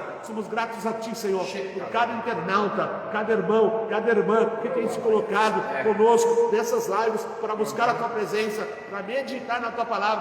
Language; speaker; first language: Portuguese; native; Portuguese